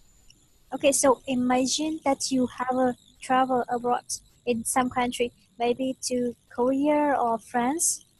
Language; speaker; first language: English; non-native, fluent; Vietnamese